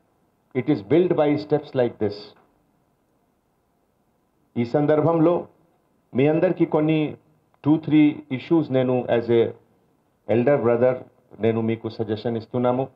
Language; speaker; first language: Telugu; non-native, local second language; Hindi